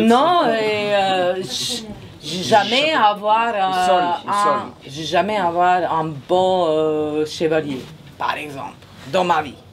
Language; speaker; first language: French; non-native, fluent; Serbian